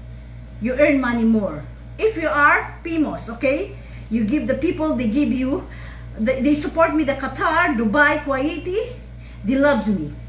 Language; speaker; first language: English; non-native, local second language; Filipino